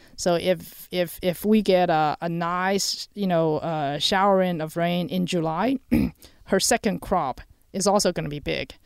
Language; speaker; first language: English; non-native, fluent; Chinese